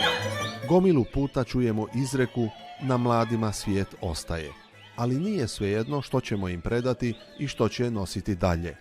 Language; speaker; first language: Bosnian; native; Bosnian